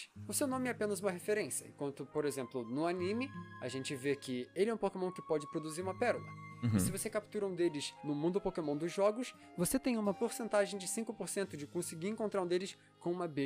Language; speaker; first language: Portuguese; native; Portuguese